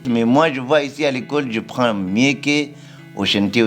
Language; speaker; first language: French; non-native, learner; Arabic